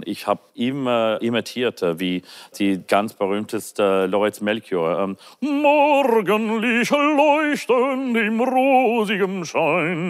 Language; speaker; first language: German; non-native, learner; English